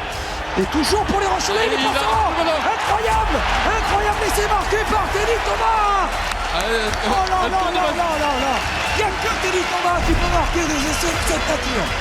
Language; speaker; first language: French; native; French